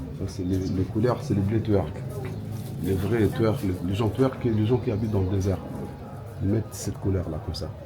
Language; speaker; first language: French; non-native, local second language; Arabic